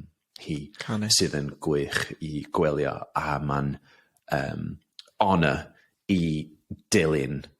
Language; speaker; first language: Welsh; non-native, local second language; English